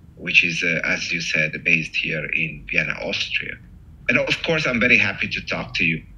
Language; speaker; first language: English; non-native, fluent; Italian